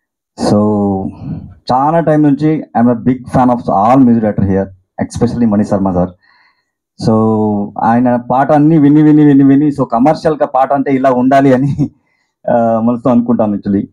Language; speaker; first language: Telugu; non-native, local second language; Kannada